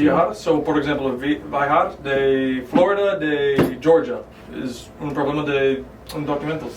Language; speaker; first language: Spanish; non-native, learner; English